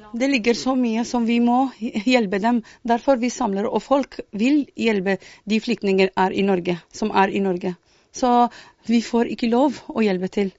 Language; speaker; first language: Norwegian; non-native, fluent; Arabic